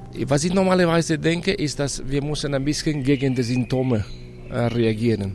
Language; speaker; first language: German; non-native, fluent; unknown